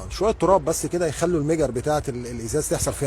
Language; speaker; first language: Arabic; native; Arabic